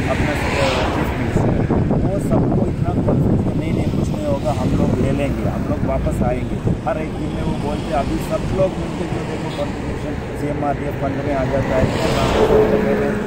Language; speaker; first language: Hindi; non-native, local second language; Malayalam